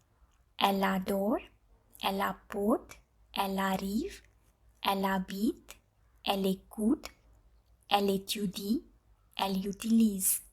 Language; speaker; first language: French; non-native, fluent; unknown